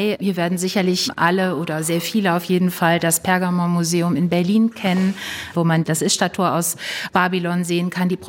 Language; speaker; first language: German; native; German